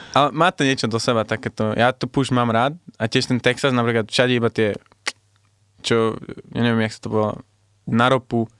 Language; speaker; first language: Slovak; early bilingual, heritage; Slovak